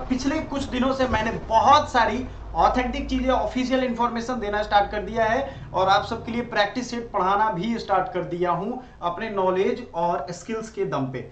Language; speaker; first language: Hindi; native; Hindi